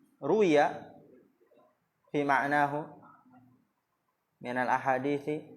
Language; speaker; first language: Arabic; non-native, fluent; Indonesian